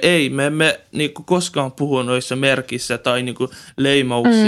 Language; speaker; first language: Finnish; non-native, learner; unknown